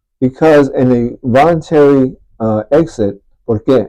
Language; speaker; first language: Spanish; early bilingual, heritage; Spanish